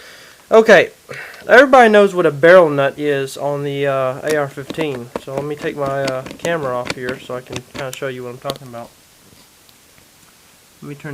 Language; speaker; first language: English; native; English